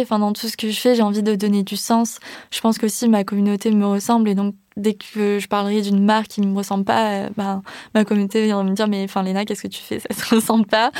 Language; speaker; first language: French; native; French